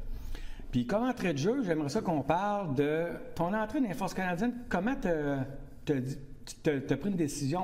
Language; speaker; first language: French; native; French